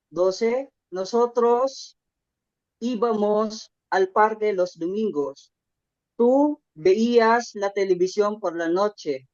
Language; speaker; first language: Spanish; non-native, learner; Filipino